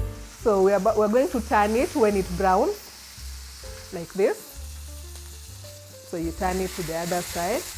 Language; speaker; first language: English; non-native, local second language; Swahili